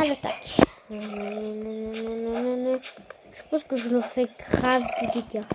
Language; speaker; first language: French; non-native, fluent; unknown